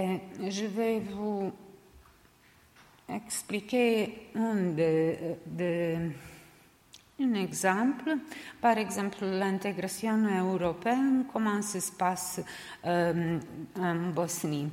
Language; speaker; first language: French; non-native, learner; Serbian